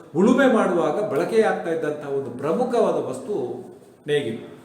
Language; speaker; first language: Kannada; non-native, local second language; Tulu